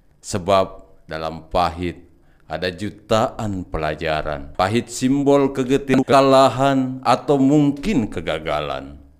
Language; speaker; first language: Indonesian; native; Indonesian